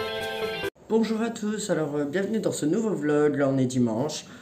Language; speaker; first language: French; native; French